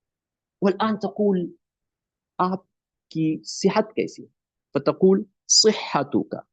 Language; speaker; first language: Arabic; non-native, fluent; Urdu